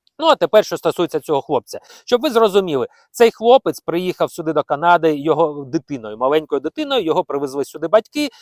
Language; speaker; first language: Ukrainian; non-native, local second language; Russian